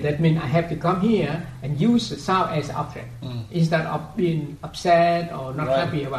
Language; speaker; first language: English; non-native, fluent; Vietnamese